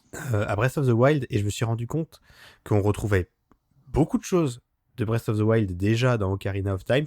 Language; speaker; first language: French; native; French